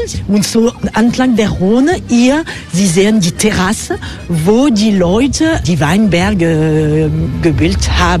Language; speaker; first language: German; non-native, fluent; French